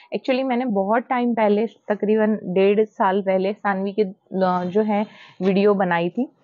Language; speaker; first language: Hindi; non-native, local second language; Gujarati